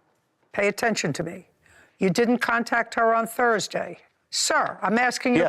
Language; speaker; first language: English; native; English